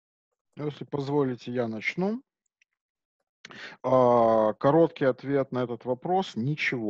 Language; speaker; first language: Russian; native; Russian